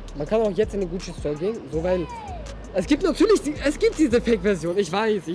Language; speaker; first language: German; early bilingual, other home language; Russian